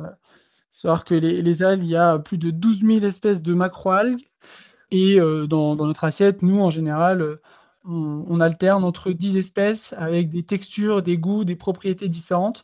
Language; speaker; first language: French; native; French